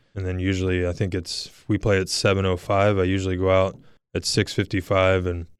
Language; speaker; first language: English; native; English